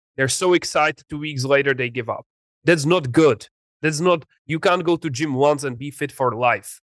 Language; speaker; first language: English; non-native, fluent; Czech